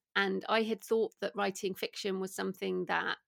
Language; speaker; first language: English; native; English